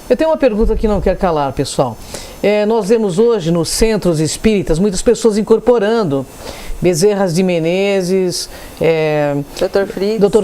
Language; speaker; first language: Portuguese; native; Portuguese